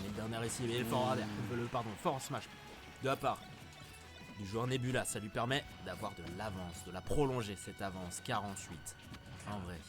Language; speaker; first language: French; native; French